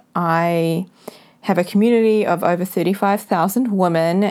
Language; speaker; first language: English; native; English